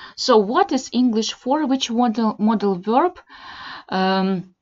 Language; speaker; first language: English; non-native, fluent; Russian